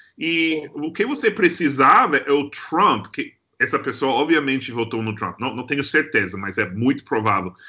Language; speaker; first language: Portuguese; non-native, fluent; English